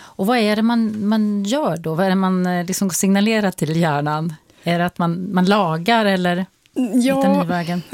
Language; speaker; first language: Swedish; native; Swedish